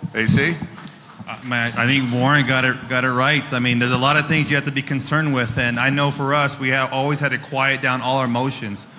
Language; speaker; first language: English; native; English